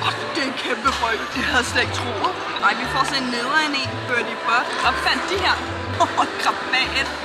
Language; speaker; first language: Danish; native; Danish